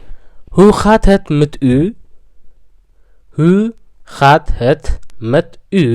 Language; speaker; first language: Dutch; non-native, fluent; Tigrinya